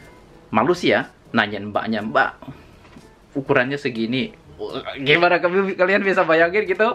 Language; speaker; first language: Indonesian; native; Indonesian